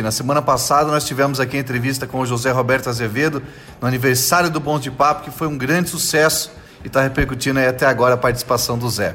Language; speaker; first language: Portuguese; native; Portuguese